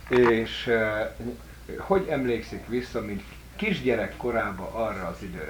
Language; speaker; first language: Hungarian; native; Hungarian